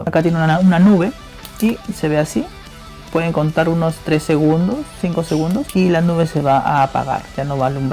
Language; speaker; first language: Spanish; native; Spanish